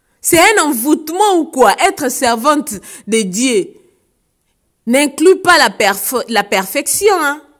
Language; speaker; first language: French; non-native, local second language; Lingala